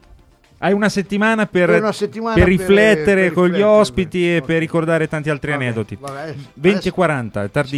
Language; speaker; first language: Italian; native; Italian